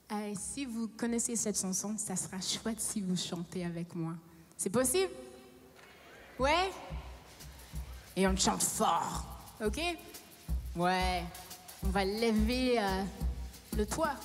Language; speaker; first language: French; non-native, fluent; English